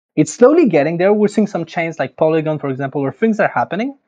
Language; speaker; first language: English; non-native, fluent; French